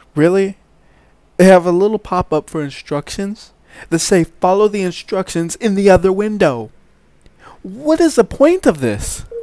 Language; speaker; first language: English; native; English